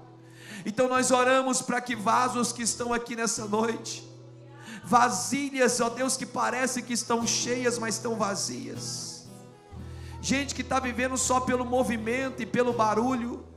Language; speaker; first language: Portuguese; native; Portuguese